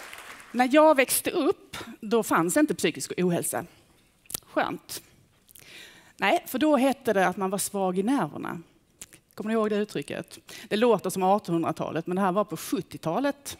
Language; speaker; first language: Swedish; native; Swedish